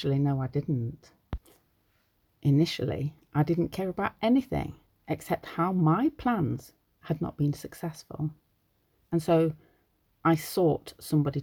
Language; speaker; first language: English; native; English